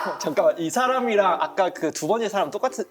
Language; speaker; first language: Korean; non-native, fluent; Chinese